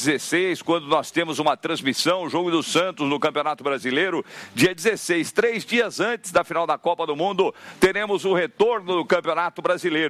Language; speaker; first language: Portuguese; native; Portuguese